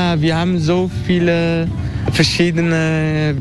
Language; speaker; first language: German; non-native, fluent; Turkish